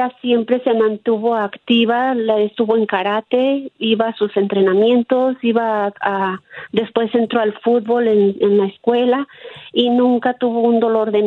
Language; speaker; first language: Spanish; native; Spanish